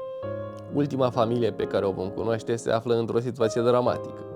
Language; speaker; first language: Romanian; native; Romanian